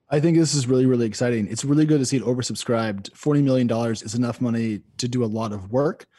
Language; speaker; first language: English; native; English